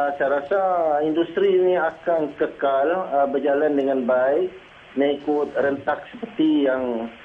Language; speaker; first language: Malay; native; Malay